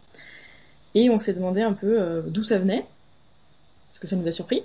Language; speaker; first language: French; native; French